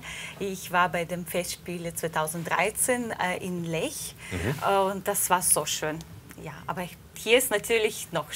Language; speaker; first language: German; non-native, fluent; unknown